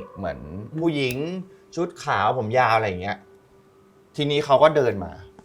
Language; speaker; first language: Thai; native; Thai